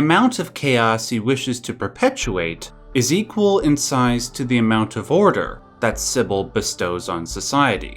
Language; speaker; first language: English; native; English